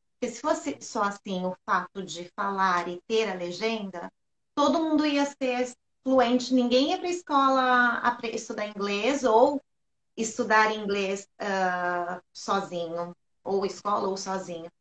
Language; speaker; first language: Portuguese; native; Portuguese